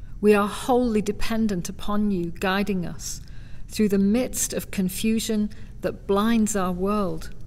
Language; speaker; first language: English; native; English